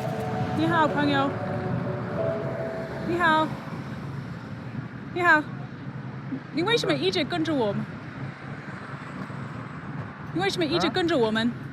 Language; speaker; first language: Chinese; non-native, learner; English